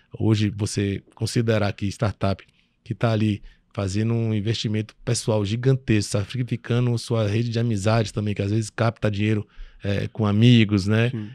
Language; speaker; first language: Portuguese; early bilingual, other home language; French